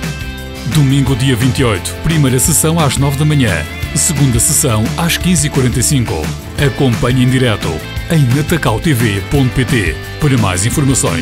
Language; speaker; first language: Portuguese; native; Portuguese